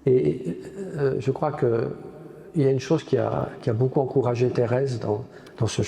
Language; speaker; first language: French; native; French